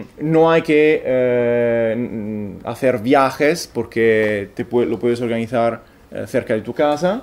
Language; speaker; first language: Spanish; non-native, fluent; Italian